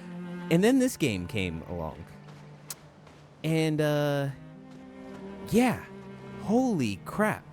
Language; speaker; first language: English; native; English